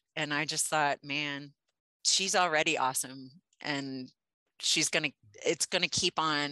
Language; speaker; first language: English; native; English